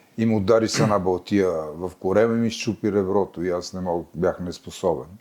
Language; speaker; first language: Bulgarian; native; Bulgarian